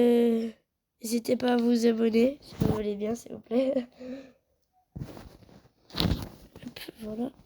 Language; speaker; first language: French; native; French